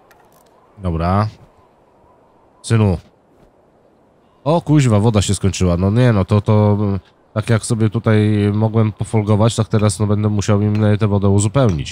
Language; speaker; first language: Polish; native; Polish